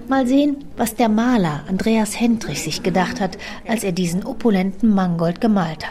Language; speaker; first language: German; native; German